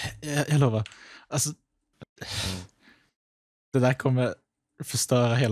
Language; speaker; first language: Swedish; native; Swedish